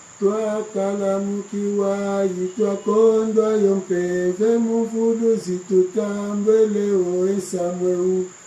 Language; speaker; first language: Lingala; non-native, local second language; Kongo